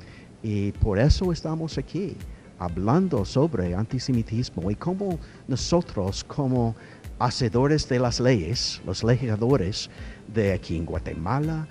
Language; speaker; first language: Spanish; non-native, fluent; English